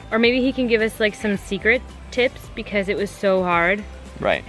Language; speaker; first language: English; native; English